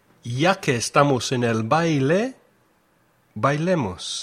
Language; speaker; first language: Spanish; non-native, fluent; English